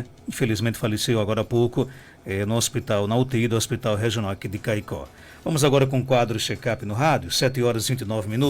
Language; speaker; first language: Portuguese; native; Portuguese